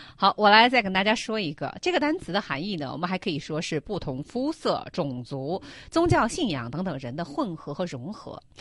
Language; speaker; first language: Chinese; native; Chinese